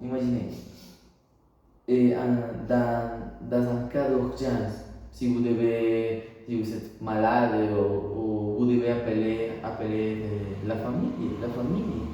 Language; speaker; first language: French; non-native, learner; Spanish